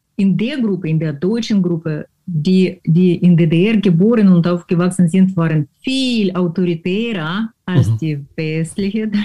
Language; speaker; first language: German; non-native, fluent; Ukrainian